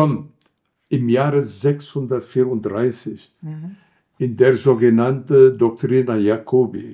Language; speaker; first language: German; non-native, fluent; Arabic